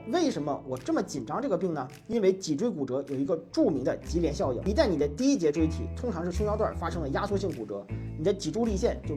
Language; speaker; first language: Chinese; native; Chinese